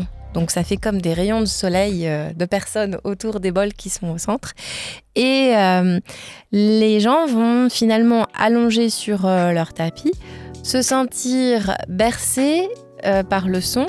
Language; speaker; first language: French; native; French